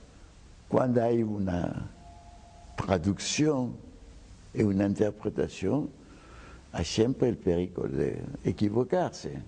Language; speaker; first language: Spanish; non-native, fluent; French